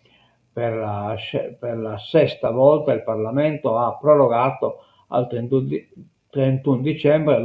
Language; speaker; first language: Italian; non-native, local second language; Sardinian